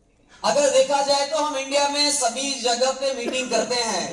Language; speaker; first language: Hindi; native; Hindi